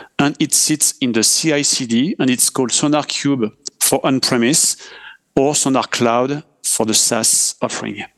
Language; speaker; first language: English; non-native, fluent; French